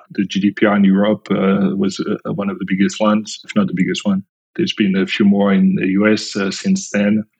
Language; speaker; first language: English; non-native, fluent; French